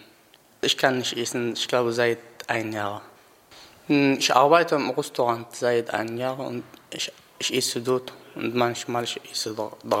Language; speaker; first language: German; non-native, learner; Arabic